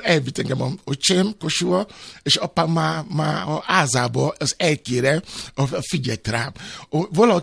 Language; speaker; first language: Hungarian; non-native, learner; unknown